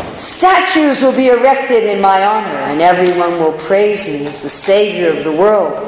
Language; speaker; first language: English; native; English